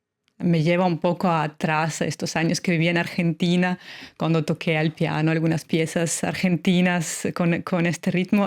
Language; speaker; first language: Spanish; non-native, fluent; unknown